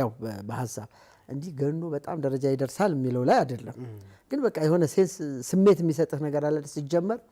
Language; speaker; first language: Amharic; native; Amharic